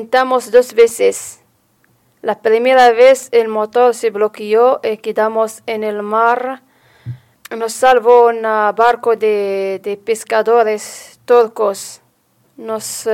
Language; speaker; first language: Spanish; non-native, learner; Arabic